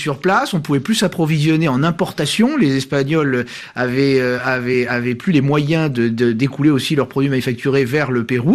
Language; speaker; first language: French; native; French